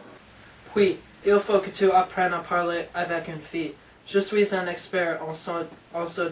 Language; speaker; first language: French; non-native, learner; English